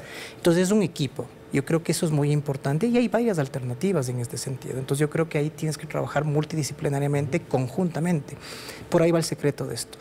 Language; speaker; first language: Spanish; native; Spanish